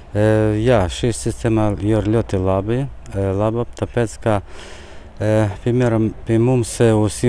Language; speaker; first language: Latvian; non-native, local second language; Russian